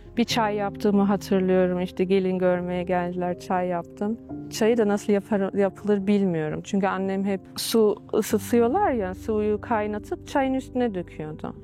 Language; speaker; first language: Turkish; early bilingual, heritage; Turkish